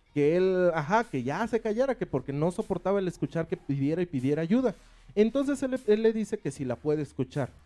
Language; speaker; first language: Spanish; native; Spanish